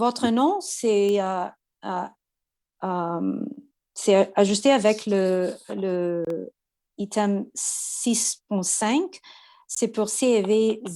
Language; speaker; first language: French; non-native, learner; English